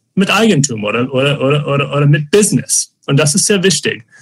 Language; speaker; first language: German; non-native, fluent; English